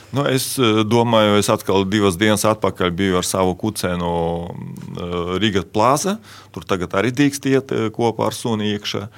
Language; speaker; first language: Latvian; non-native, local second language; Russian